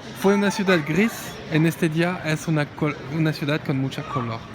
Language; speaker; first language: Spanish; non-native, learner; French